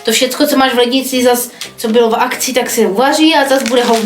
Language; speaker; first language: Czech; native; Czech